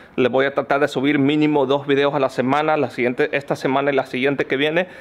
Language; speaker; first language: Spanish; native; Spanish